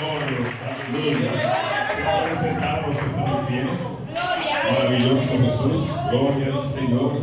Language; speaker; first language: Spanish; native; Spanish